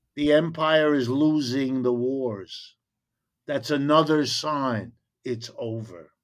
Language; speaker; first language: English; native; English